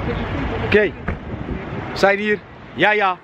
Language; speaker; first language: Dutch; native; Dutch